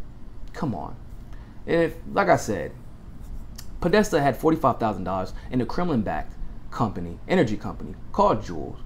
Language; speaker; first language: English; native; English